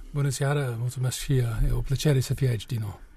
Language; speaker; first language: Romanian; non-native, learner; English